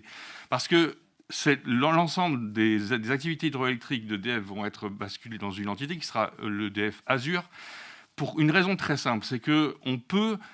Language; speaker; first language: French; native; French